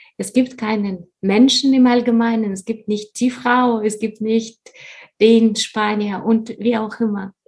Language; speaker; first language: German; non-native, fluent; Russian